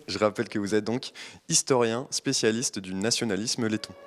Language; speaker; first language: French; native; French